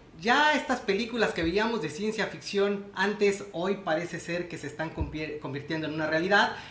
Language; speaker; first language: Spanish; native; Spanish